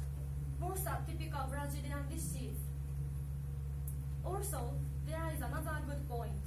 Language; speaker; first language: English; non-native, learner; Japanese